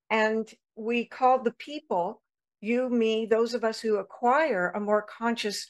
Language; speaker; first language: English; native; English